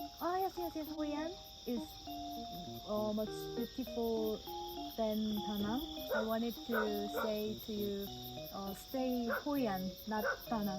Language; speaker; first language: English; non-native, learner; Korean